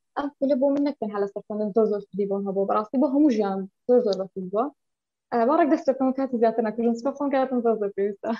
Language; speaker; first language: Central Kurdish; non-native, local second language; Kurdish